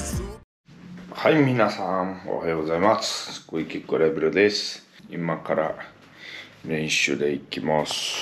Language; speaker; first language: Japanese; non-native, learner; Portuguese